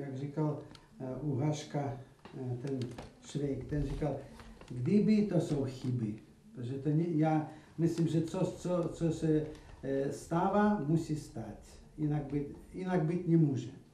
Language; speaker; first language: Czech; non-native, fluent; Russian